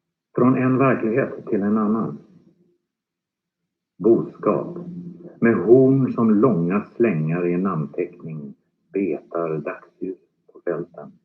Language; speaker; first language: Swedish; native; Swedish